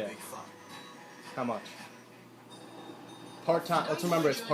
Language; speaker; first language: English; native; English